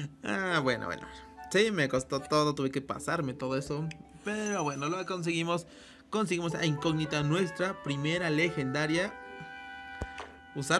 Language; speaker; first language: Spanish; native; Spanish